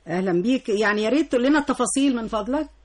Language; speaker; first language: Arabic; native; Arabic